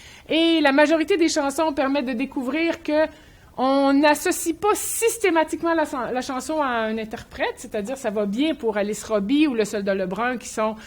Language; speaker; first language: French; native; French